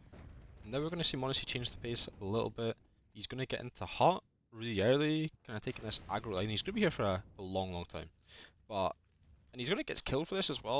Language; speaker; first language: English; native; English